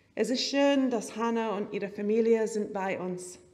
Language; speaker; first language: German; non-native, learner; English